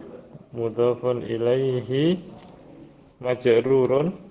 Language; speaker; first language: Arabic; non-native, learner; Indonesian